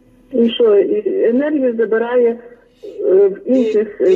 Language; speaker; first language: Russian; non-native, local second language; Ukrainian